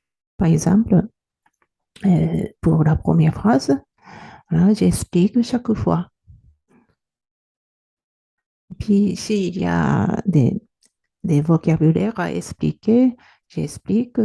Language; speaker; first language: French; non-native, fluent; Japanese